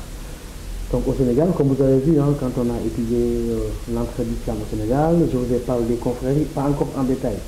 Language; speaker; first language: French; non-native, local second language; Wolof